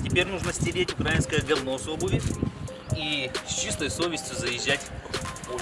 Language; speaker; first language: Russian; native; Russian